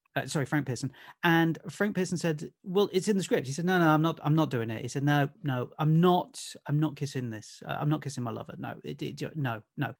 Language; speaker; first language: English; native; English